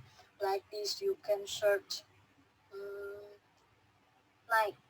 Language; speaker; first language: English; non-native, learner; Indonesian